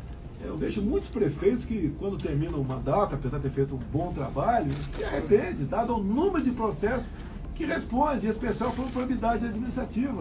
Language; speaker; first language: Portuguese; native; Portuguese